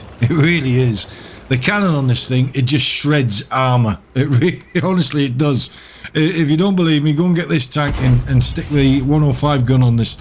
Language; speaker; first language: English; native; English